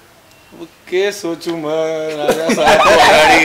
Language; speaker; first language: Nepali; non-native, learner; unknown